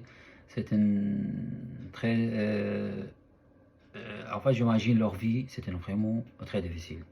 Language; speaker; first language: French; non-native, fluent; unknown